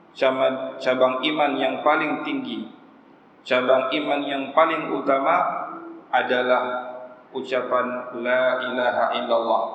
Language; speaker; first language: Malay; non-native, local second language; Achinese